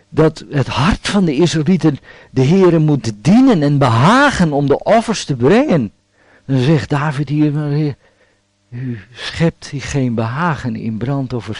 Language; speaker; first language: Dutch; native; Dutch